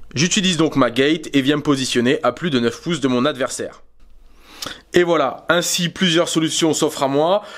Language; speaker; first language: French; native; French